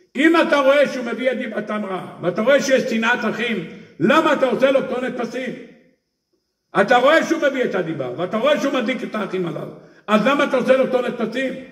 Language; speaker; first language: Hebrew; native; Hebrew